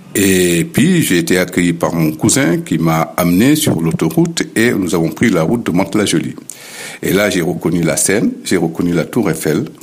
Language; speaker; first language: French; non-native, local second language; Fula